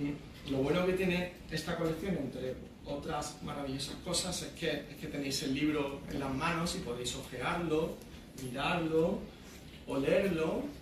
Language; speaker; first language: Spanish; native; Spanish